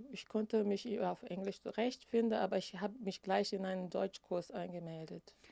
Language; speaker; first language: German; non-native, fluent; Portuguese